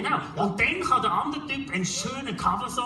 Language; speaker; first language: German; native; German